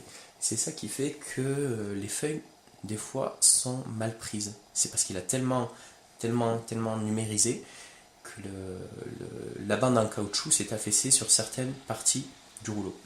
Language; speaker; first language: French; native; French